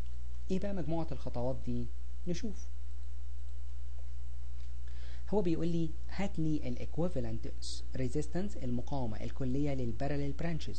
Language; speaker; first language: Arabic; native; Arabic